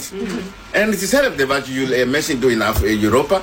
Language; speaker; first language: Dutch; non-native, learner; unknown